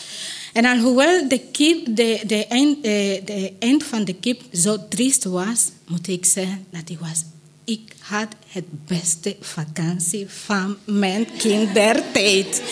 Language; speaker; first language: Dutch; non-native, learner; Spanish